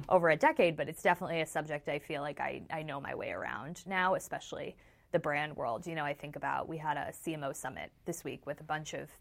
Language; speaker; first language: English; native; English